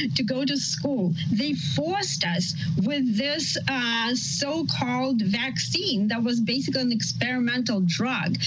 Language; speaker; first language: English; non-native, fluent; Russian